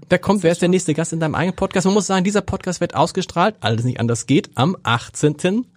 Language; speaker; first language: German; native; German